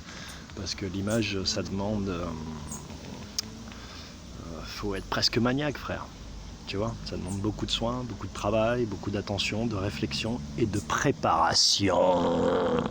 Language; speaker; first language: French; native; French